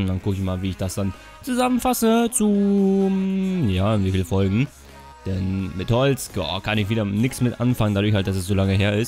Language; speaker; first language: German; native; German